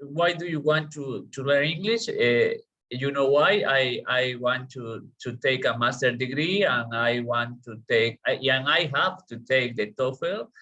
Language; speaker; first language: English; non-native, learner; Spanish